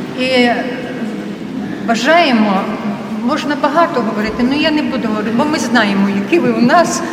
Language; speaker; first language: Ukrainian; non-native, local second language; Russian